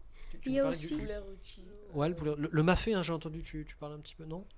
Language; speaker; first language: French; native; French